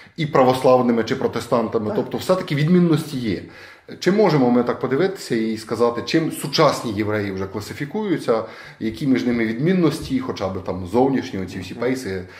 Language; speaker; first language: Ukrainian; native; Ukrainian